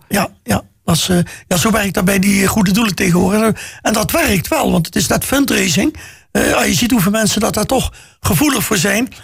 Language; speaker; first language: Dutch; native; Dutch